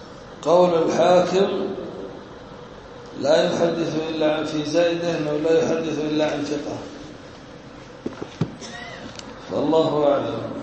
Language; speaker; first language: Arabic; native; Arabic